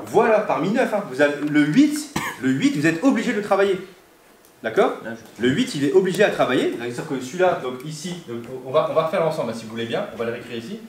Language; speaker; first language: French; native; French